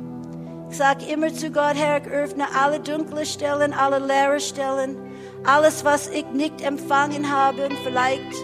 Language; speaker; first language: German; non-native, fluent; English